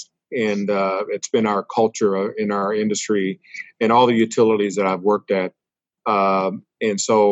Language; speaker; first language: English; native; English